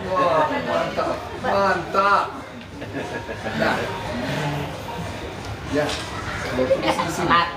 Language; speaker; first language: Indonesian; non-native, fluent; English